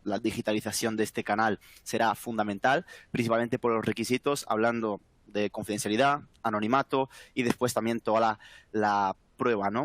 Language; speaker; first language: Spanish; native; Spanish